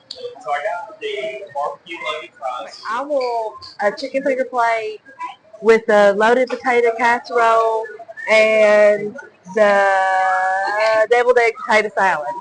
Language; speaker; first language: English; native; English